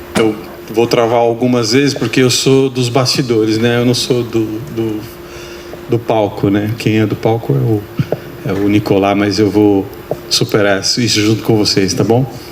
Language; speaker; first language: Portuguese; native; Portuguese